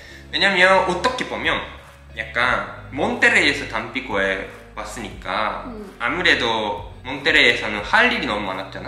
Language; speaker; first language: Korean; non-native, fluent; Japanese